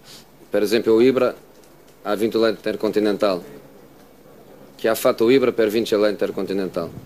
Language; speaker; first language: Italian; non-native, fluent; Portuguese